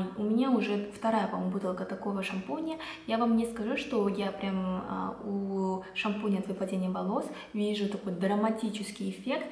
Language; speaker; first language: Russian; non-native, fluent; Korean